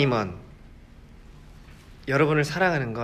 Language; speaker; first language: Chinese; non-native, learner; Korean